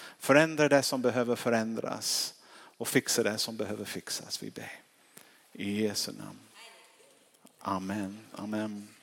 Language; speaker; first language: Swedish; non-native, fluent; English